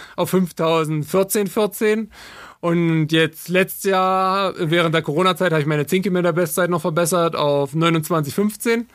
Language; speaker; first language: German; native; German